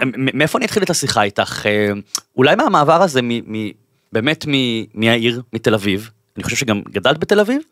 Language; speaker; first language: Hebrew; native; Hebrew